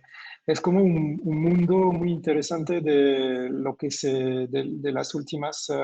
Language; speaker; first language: Spanish; non-native, fluent; French